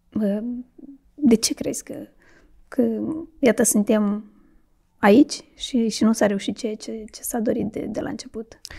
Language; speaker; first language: Romanian; native; Romanian